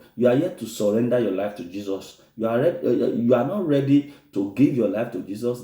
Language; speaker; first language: English; non-native, local second language; Yoruba